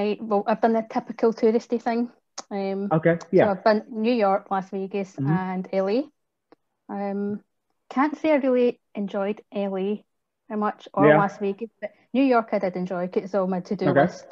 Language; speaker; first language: English; native; English